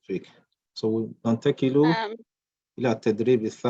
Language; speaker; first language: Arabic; non-native, fluent; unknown